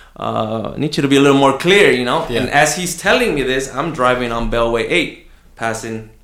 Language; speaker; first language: English; early bilingual, other home language; Spanish